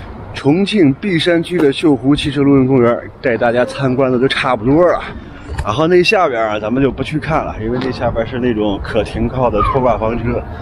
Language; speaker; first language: Chinese; native; Chinese